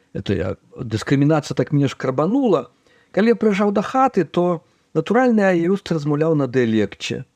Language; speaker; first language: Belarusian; native; Belarusian